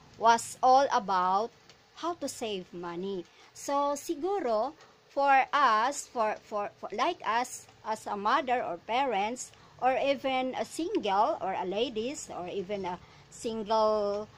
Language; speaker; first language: English; non-native, local second language; Filipino